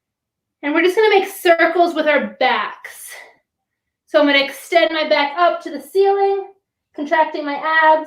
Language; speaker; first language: English; native; English